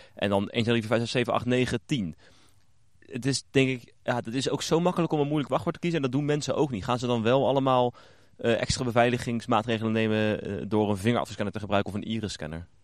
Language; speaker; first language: Dutch; native; Dutch